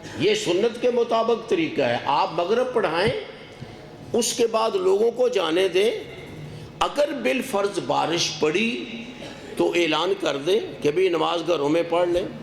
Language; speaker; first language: Urdu; non-native, local second language; Punjabi